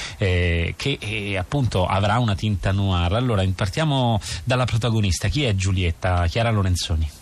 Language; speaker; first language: Italian; native; Italian